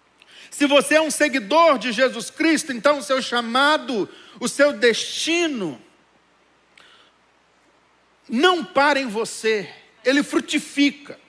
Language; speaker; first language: Portuguese; native; Portuguese